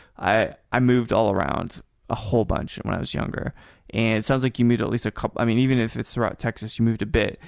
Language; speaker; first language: English; native; English